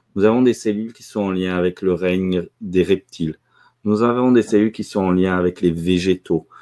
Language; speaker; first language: French; native; French